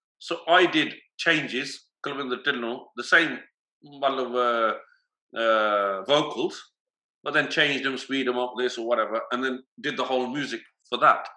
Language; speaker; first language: English; early bilingual, other home language; Punjabi